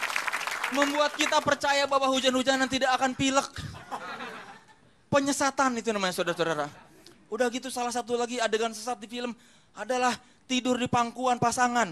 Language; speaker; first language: Indonesian; native; Indonesian